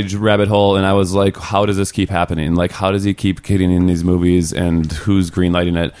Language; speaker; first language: English; native; English